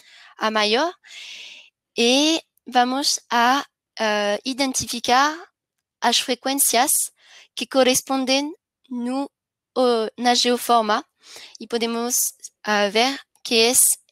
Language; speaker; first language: Spanish; non-native, learner; French